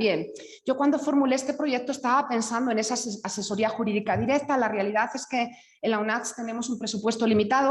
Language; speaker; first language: Spanish; native; Spanish